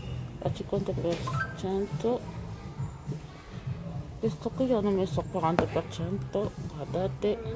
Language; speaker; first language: Italian; non-native, learner; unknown